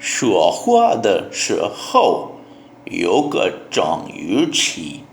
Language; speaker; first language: Chinese; non-native, learner; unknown